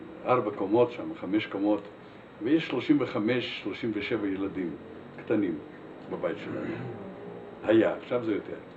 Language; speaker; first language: Hebrew; non-native, fluent; Russian